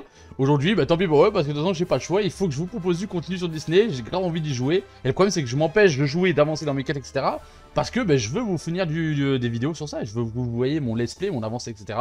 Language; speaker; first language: French; native; French